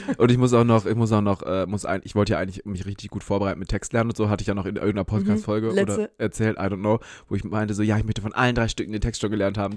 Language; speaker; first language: German; native; German